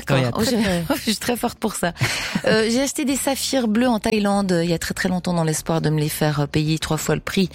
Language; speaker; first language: French; native; French